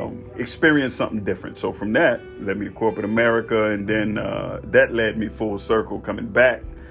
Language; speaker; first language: English; native; English